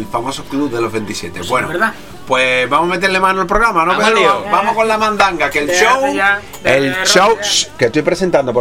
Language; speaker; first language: Spanish; native; Spanish